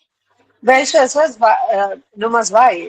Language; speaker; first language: German; non-native, learner; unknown